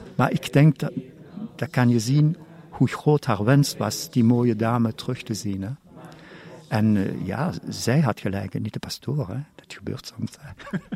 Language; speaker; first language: Dutch; non-native, local second language; German